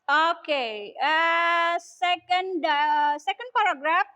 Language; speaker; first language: English; non-native, learner; Indonesian